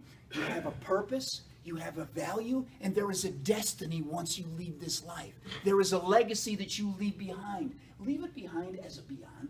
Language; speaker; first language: English; native; English